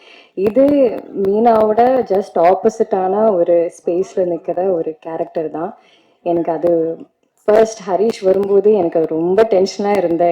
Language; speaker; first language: Tamil; non-native, learner; Malayalam